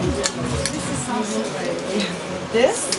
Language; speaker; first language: English; non-native, learner; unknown